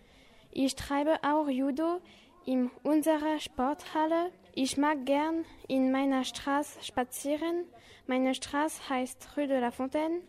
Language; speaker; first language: German; non-native, learner; French